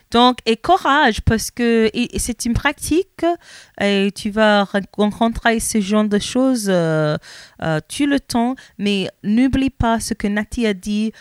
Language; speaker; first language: French; non-native, learner; English